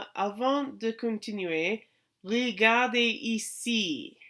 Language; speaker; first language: French; non-native, learner; English